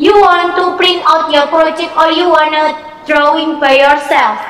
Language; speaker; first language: English; non-native, learner; Indonesian